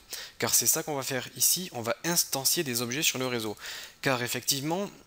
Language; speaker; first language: French; native; French